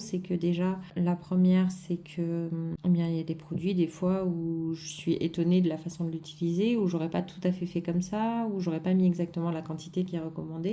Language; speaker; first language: French; native; French